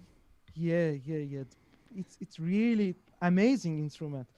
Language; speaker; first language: English; non-native, learner; Persian